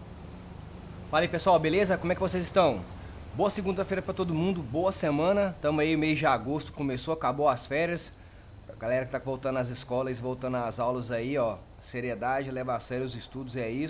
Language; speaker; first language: Portuguese; native; Portuguese